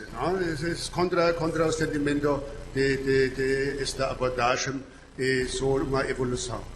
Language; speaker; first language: Portuguese; non-native, learner; German